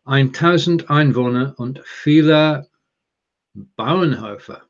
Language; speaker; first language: German; non-native, learner; English